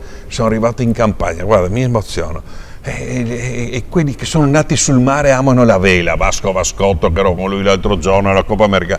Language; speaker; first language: Italian; native; Italian